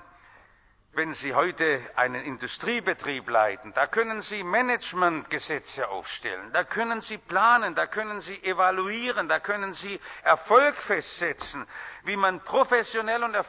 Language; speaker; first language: German; native; German